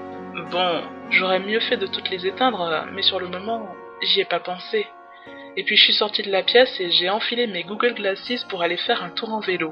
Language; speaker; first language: French; native; French